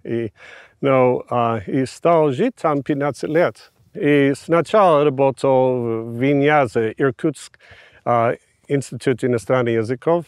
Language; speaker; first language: Russian; non-native, fluent; English